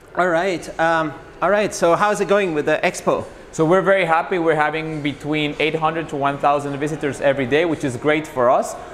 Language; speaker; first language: English; non-native, fluent; Spanish